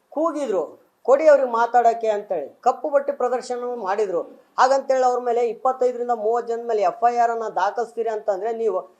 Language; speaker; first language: Kannada; non-native, local second language; Lambadi